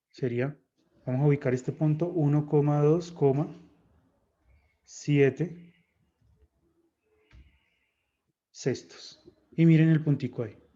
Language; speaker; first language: Spanish; native; Spanish